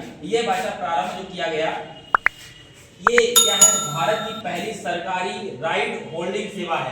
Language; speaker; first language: Hindi; native; Hindi